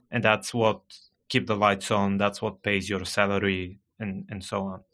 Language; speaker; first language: English; non-native, fluent; Bulgarian